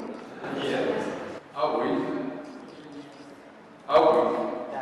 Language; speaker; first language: Russian; native; Russian